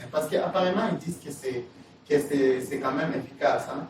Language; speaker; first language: French; native; French